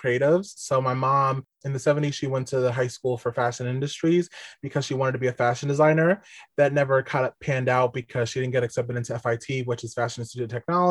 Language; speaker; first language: English; native; English